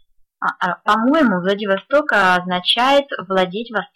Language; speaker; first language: Russian; native; Russian